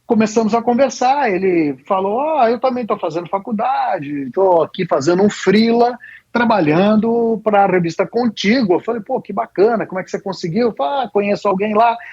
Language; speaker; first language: Portuguese; native; Portuguese